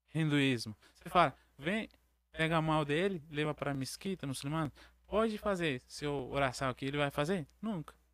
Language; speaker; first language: Portuguese; non-native, learner; Arabic